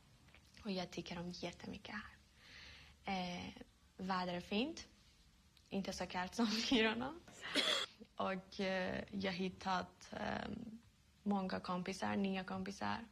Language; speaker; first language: Swedish; non-native, learner; Persian